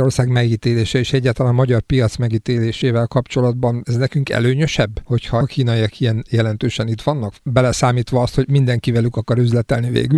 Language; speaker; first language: Hungarian; native; Hungarian